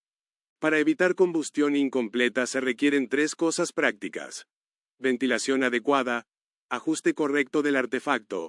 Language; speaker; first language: Spanish; native; Spanish